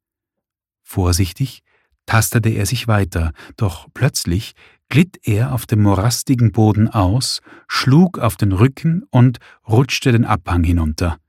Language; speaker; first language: German; native; German